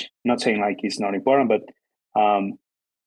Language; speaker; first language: English; non-native, fluent; Spanish